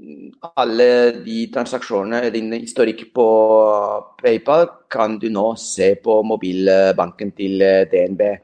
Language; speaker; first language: Norwegian; non-native, fluent; Spanish